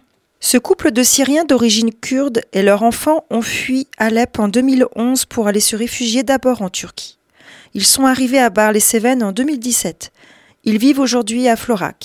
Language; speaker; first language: French; native; French